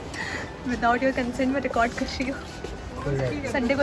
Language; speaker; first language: Hindi; native; Hindi